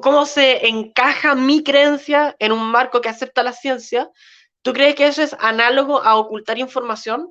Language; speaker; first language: Spanish; native; Spanish